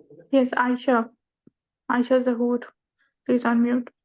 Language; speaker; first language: English; non-native, local second language; Urdu